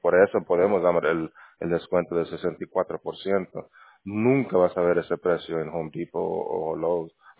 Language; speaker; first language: Spanish; native; Spanish